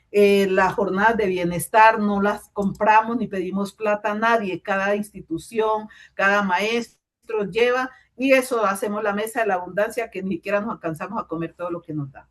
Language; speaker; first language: Spanish; native; Spanish